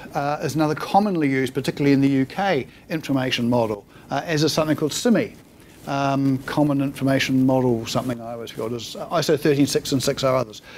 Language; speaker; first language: English; native; English